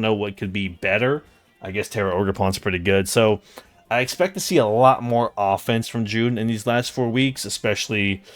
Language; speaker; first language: English; native; English